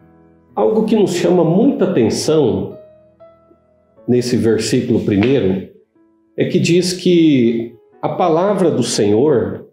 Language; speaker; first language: Portuguese; native; Portuguese